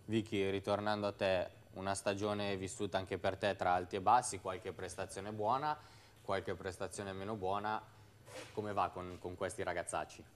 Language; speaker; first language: Italian; native; Italian